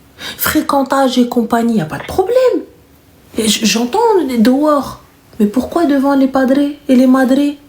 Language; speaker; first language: French; early bilingual, other home language; Arabic